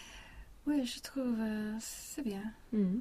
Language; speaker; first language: French; non-native, learner; Swedish